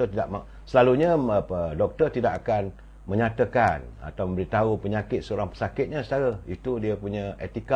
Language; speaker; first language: Malay; native; Malay